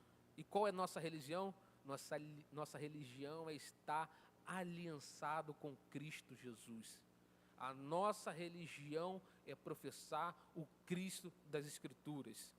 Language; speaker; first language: Portuguese; native; Portuguese